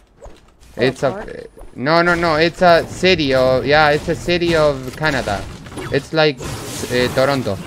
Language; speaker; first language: English; non-native, learner; Spanish